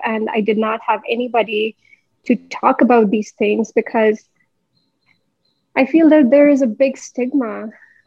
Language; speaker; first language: English; non-native, local second language; Hindi